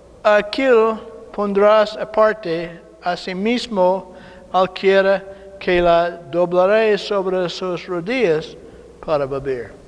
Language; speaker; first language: Spanish; non-native, learner; English